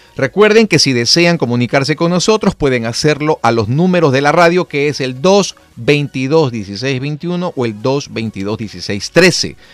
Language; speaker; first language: Spanish; native; Spanish